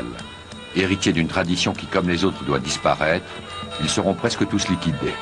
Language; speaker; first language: French; native; French